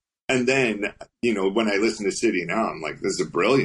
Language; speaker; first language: English; native; English